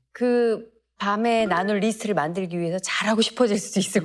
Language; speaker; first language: Korean; native; Korean